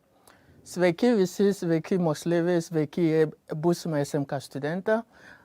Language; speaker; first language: Lithuanian; non-native, learner; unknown